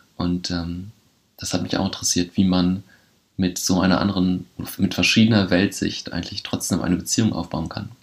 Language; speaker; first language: German; early bilingual, other home language; Polish